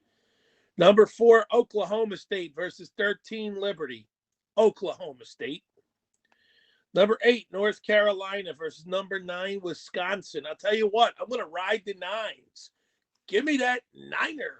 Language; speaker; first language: English; native; English